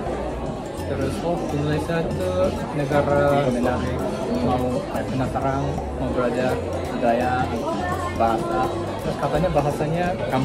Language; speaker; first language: Indonesian; non-native, fluent; Japanese